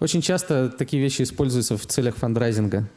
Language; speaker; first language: Russian; native; Russian